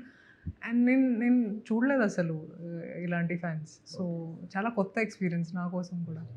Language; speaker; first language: Telugu; non-native, fluent; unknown